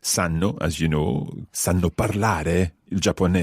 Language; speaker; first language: Italian; non-native, fluent; English